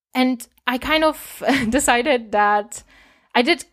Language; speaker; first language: English; non-native, fluent; Polish